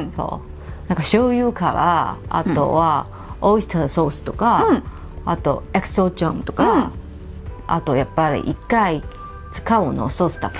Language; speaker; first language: Japanese; non-native, fluent; Chinese